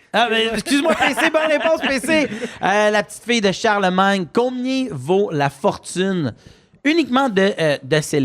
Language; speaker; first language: French; native; French